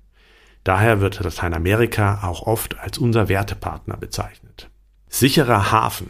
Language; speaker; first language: German; native; German